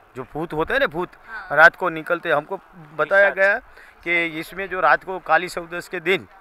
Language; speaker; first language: Hindi; non-native, local second language; Gujarati